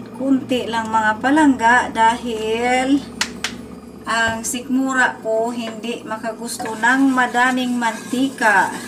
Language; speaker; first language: Filipino; non-native, local second language; Cebuano